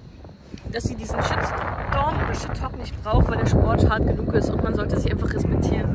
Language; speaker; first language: German; native; German